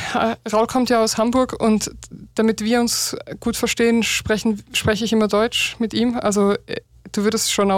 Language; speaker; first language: German; native; German